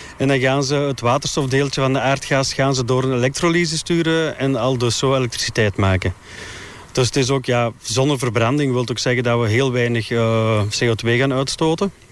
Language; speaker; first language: Dutch; native; Dutch